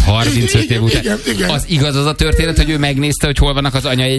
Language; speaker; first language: Hungarian; native; Hungarian